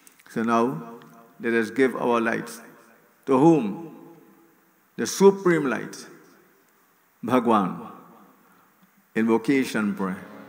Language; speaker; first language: English; native; English